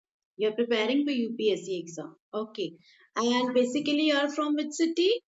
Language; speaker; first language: English; non-native, local second language; Hindi